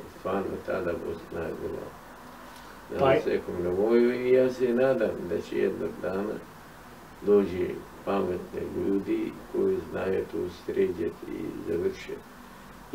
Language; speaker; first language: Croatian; non-native, fluent; Arabic